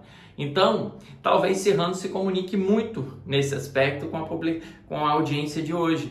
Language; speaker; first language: Portuguese; native; Portuguese